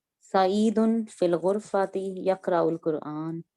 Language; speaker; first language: Arabic; non-native, learner; Urdu